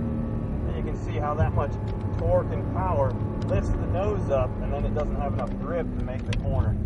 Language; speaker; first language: English; native; English